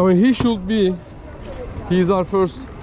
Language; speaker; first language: English; non-native, learner; Turkish